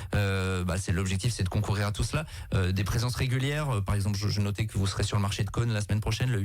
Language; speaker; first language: French; native; French